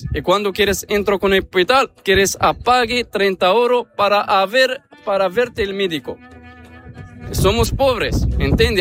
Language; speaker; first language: Spanish; non-native, learner; Arabic